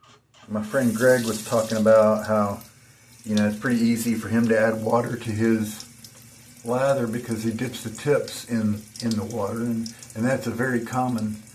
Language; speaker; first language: English; native; English